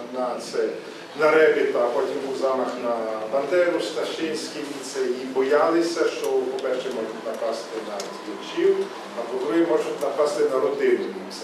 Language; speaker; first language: Ukrainian; early bilingual, heritage; Ukrainian